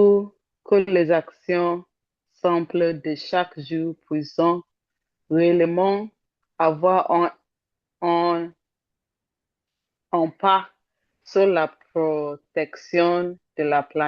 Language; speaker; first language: French; non-native, learner; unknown